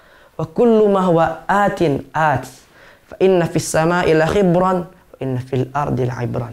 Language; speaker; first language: Arabic; non-native, learner; Indonesian